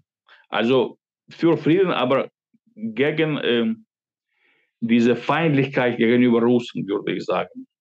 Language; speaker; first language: German; non-native, fluent; Ukrainian